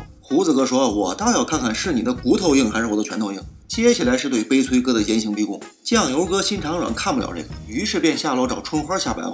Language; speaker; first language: Chinese; native; Chinese